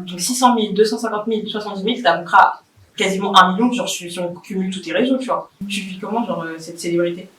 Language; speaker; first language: French; native; French